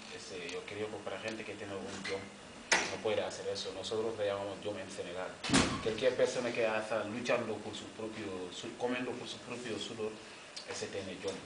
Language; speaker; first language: Spanish; non-native, learner; Wolof